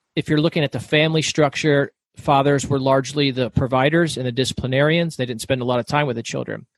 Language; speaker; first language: English; native; English